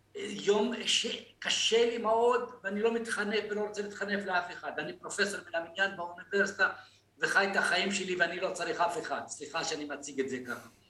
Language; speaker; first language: Hebrew; non-native, local second language; Arabic